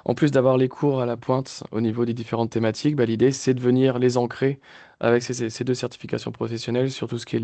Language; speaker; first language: French; native; French